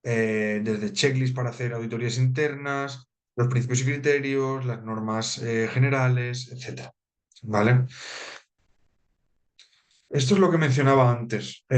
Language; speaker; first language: Spanish; native; Spanish